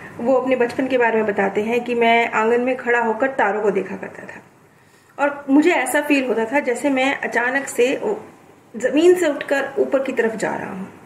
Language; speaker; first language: Hindi; native; Hindi